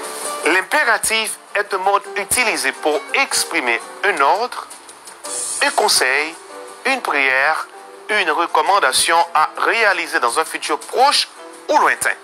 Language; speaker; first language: French; non-native, learner; Spanish